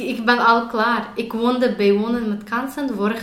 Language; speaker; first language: Dutch; non-native, learner; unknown